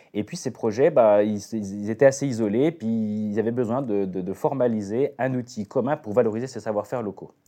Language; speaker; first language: French; native; French